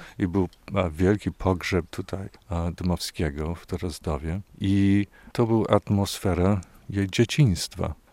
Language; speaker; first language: Polish; non-native, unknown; English